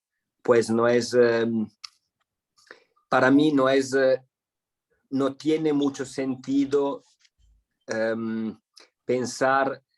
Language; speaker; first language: Spanish; non-native, fluent; Italian